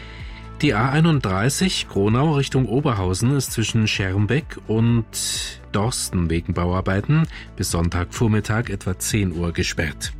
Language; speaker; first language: German; native; German